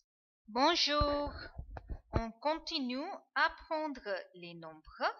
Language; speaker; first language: French; non-native, fluent; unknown